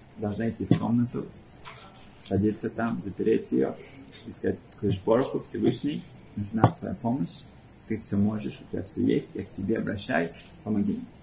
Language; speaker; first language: Russian; early bilingual, heritage; Russian